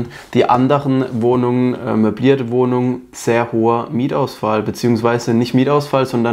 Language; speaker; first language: German; native; German